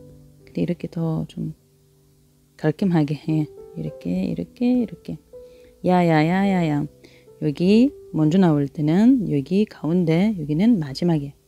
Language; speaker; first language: Korean; non-native, learner; Arabic